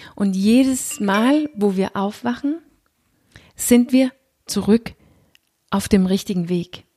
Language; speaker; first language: German; non-native, fluent; Danish